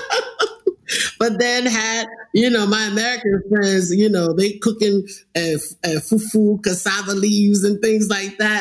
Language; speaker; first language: English; early bilingual, other home language; Krio